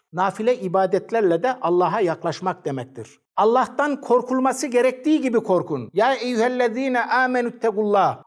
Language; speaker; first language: Turkish; native; Turkish